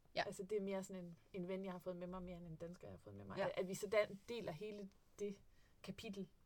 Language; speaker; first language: Danish; native; Danish